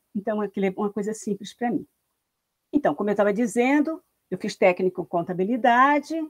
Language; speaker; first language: Portuguese; native; Portuguese